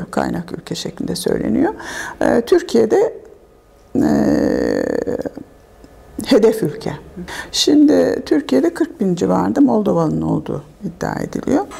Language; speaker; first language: Turkish; native; Turkish